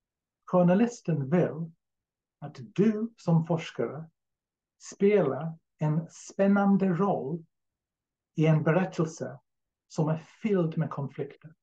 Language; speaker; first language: Swedish; non-native, fluent; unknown